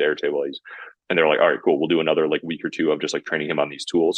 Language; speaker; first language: English; native; English